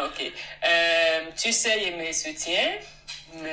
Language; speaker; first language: French; non-native, learner; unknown